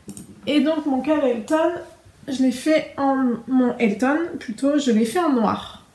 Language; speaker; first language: French; native; French